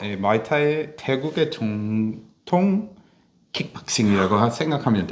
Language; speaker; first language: Korean; non-native, fluent; English